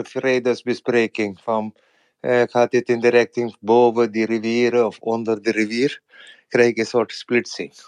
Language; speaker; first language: Dutch; non-native, fluent; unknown